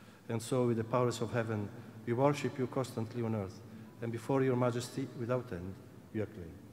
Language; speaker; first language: English; non-native, fluent; Italian